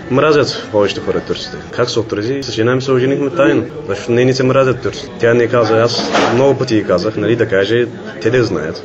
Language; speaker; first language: Bulgarian; non-native, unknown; Turkish